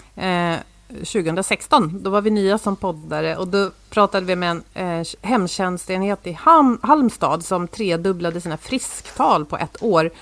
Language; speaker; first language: Swedish; native; Swedish